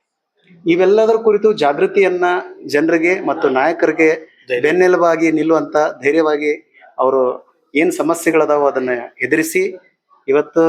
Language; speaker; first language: Kannada; native; Kannada